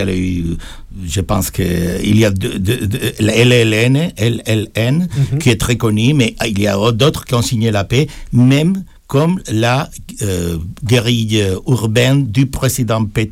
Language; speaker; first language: French; non-native, fluent; Spanish